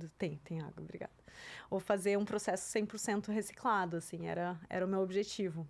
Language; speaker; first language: Portuguese; non-native, local second language; German